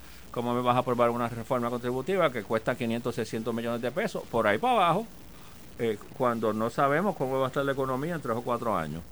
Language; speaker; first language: Spanish; native; Spanish